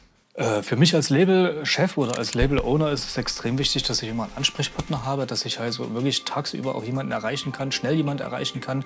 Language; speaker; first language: German; native; German